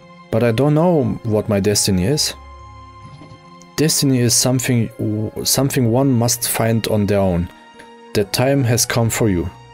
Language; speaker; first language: English; non-native, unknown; German